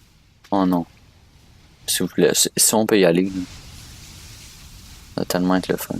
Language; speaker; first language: French; native; French